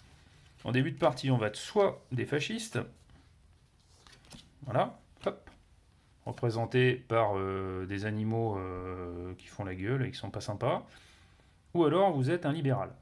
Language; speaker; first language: French; native; French